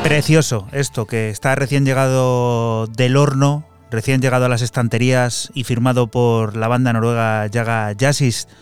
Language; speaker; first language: Spanish; native; Spanish